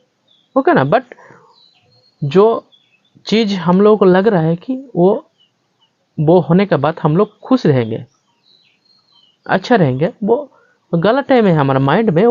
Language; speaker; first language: Hindi; non-native, local second language; Bangla